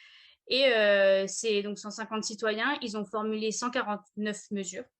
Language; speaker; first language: French; native; French